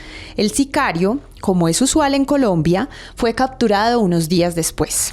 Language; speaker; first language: Spanish; native; Spanish